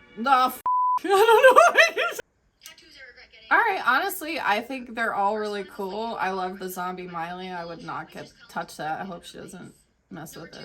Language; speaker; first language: English; native; English